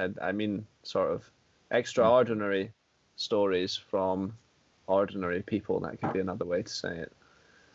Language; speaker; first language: English; native; English